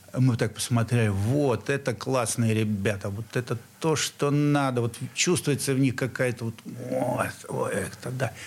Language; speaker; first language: Russian; native; Russian